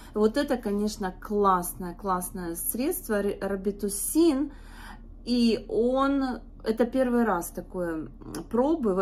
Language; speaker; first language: Russian; native; Russian